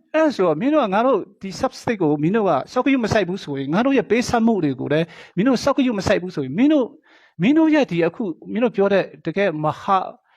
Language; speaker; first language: Burmese; non-native, local second language; Kachin